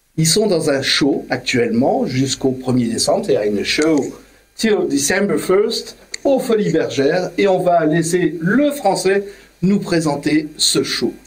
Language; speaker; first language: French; native; French